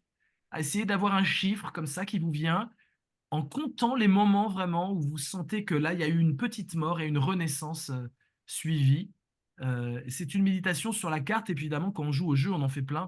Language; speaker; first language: French; native; French